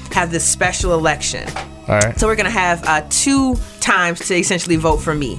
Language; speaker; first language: English; native; English